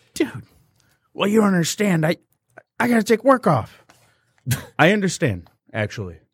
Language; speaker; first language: English; native; English